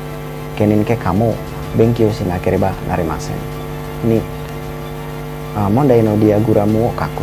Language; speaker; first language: Japanese; non-native, learner; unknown